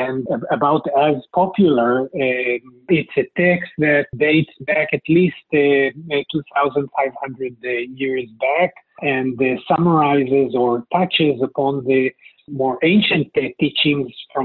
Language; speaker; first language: English; non-native, fluent; Hebrew